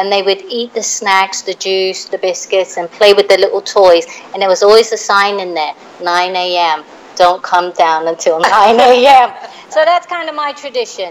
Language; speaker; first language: English; native; English